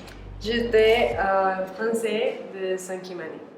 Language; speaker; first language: French; non-native, learner; Spanish